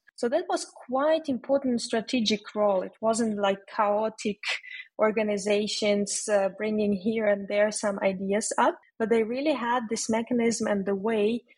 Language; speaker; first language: English; non-native, fluent; Ukrainian